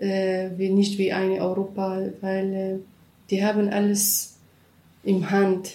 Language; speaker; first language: German; non-native, learner; Kurdish